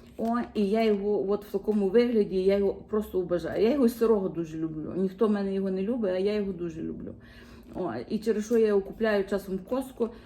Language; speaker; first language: Ukrainian; native; Ukrainian